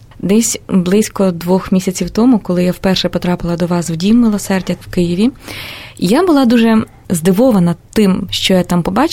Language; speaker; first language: Ukrainian; native; Ukrainian